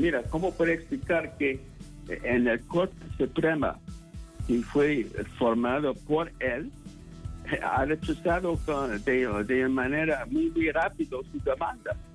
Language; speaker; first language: Spanish; non-native, fluent; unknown